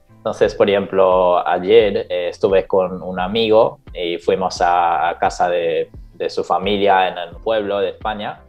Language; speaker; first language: Spanish; non-native, fluent; Japanese